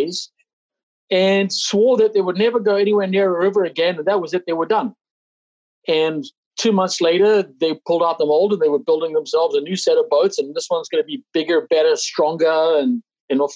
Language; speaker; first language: English; native; English